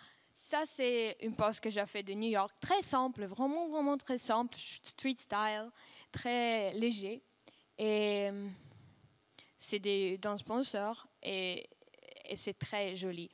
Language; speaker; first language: French; non-native, fluent; Russian